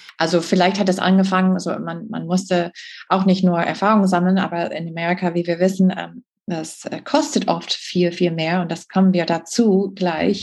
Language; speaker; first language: German; non-native, fluent; English